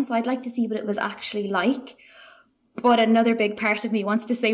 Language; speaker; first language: English; native; English